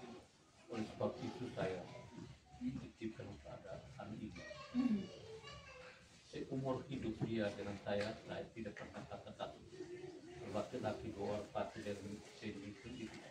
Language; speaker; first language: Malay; non-native, local second language; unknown